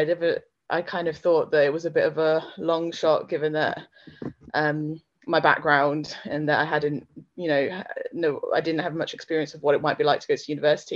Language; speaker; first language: English; native; English